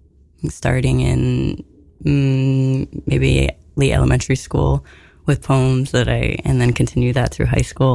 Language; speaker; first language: English; native; English